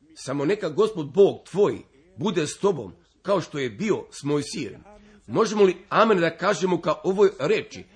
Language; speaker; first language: Serbian; early bilingual, heritage; Serbian